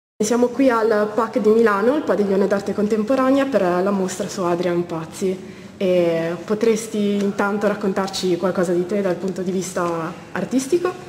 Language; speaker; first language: Italian; native; Italian